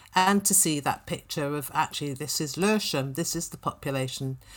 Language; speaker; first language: English; native; English